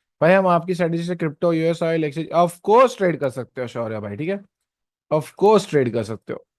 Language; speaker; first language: Hindi; non-native, local second language; Marathi